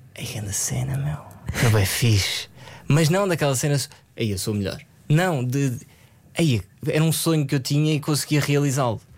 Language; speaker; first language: Portuguese; early bilingual, other home language; French